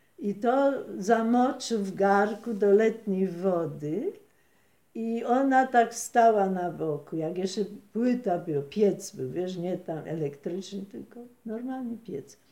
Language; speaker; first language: Polish; native; Polish